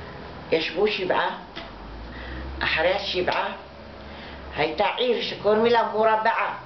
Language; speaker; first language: Hebrew; non-native, fluent; Arabic